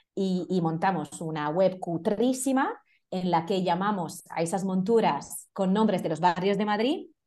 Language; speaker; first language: Spanish; non-native, fluent; Italian